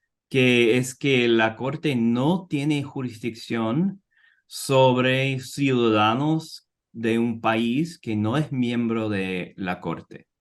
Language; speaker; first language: Spanish; non-native, fluent; English